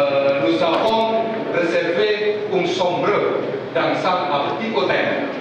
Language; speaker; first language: French; non-native, learner; Indonesian